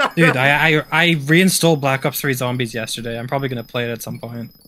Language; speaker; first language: English; native; English